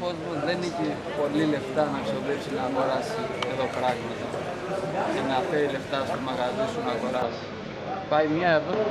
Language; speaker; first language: Greek; non-native, fluent; Albanian